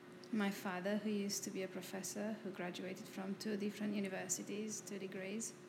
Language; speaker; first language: English; non-native, fluent; Romanian